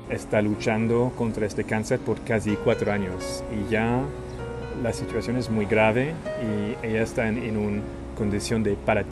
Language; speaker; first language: Spanish; non-native, learner; English